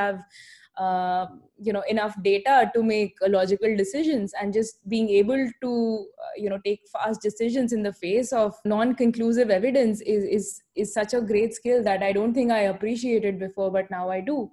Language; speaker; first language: English; non-native, local second language; Hindi